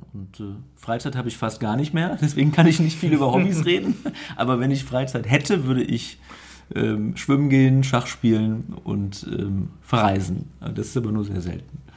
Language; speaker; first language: German; native; German